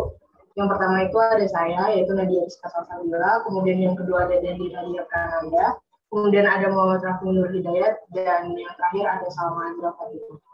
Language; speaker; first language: Indonesian; native; Indonesian